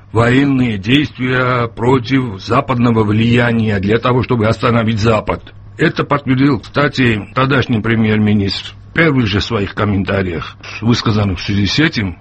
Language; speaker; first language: Russian; non-native, local second language; Georgian